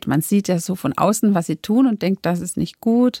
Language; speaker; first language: German; native; German